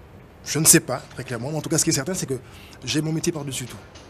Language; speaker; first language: French; native; French